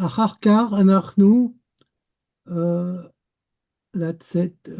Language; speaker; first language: Hebrew; non-native, learner; French